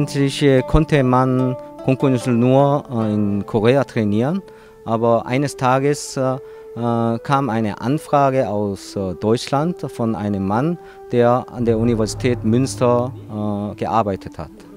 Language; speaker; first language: German; non-native, fluent; Korean